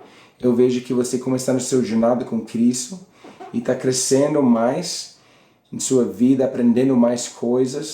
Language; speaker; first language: Portuguese; non-native, learner; English